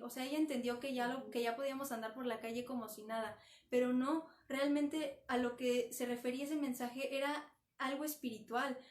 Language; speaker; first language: Spanish; native; Spanish